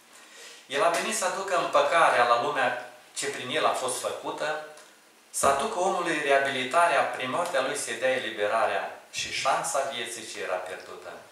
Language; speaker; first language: Romanian; native; Romanian